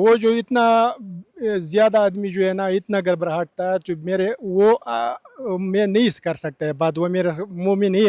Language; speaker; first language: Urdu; non-native, local second language; Pashto